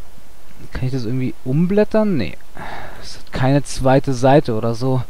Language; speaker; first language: German; native; German